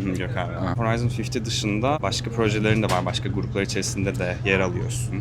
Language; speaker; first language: Turkish; native; Turkish